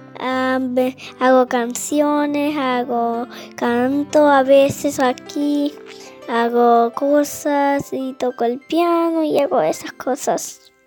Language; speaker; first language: Spanish; early bilingual, heritage; Spanish